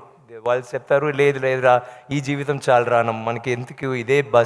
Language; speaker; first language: Telugu; non-native, learner; Tamil